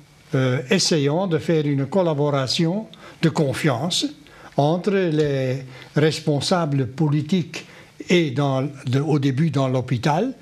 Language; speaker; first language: French; non-native, local second language; Dutch